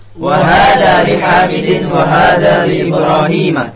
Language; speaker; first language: Arabic; non-native, learner; Indonesian